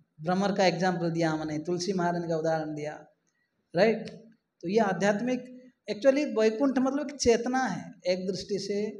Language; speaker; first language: Hindi; non-native, local second language; Marathi